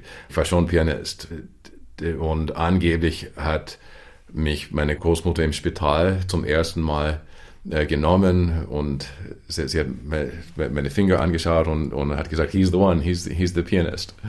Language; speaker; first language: German; non-native, fluent; English